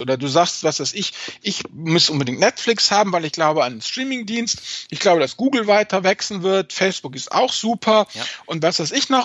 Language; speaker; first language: German; native; German